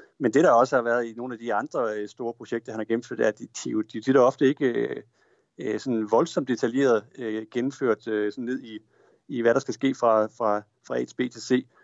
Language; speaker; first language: Danish; native; Danish